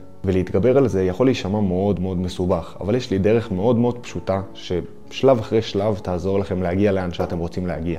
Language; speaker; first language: Hebrew; native; Hebrew